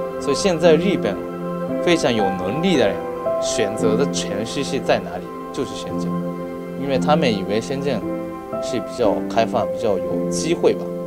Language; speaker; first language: Chinese; non-native, fluent; Japanese